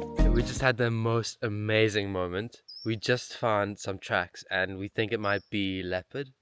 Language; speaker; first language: English; native; English